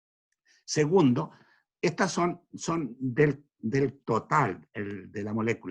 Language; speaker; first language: Spanish; native; Spanish